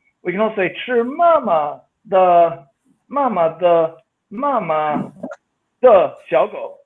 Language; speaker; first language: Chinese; non-native, fluent; Swedish